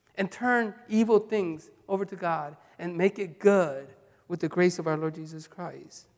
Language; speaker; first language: English; early bilingual, other home language; Korean